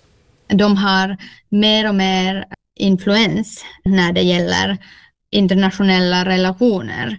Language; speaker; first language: Swedish; non-native, fluent; Finnish